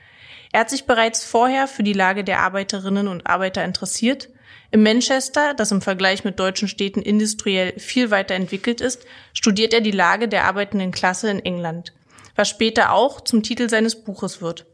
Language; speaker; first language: German; native; German